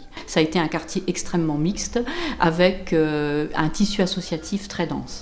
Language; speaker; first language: French; native; French